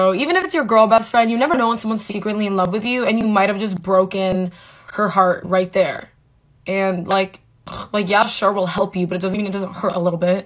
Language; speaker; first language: English; native; English